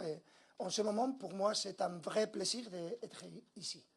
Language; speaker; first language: French; non-native, learner; Spanish